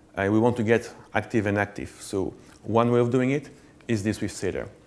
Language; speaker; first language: English; non-native, fluent; French